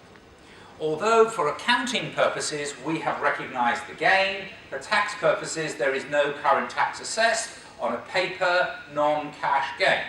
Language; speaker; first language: English; native; English